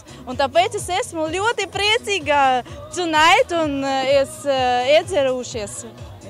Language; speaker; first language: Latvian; non-native, local second language; Russian